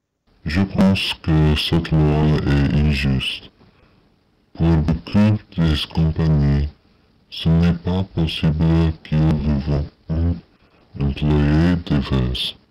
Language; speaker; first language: French; non-native, learner; English